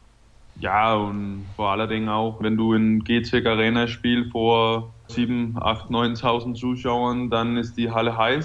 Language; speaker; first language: German; non-native, fluent; Danish